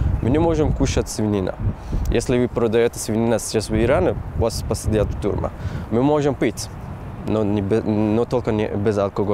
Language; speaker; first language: Russian; non-native, fluent; Persian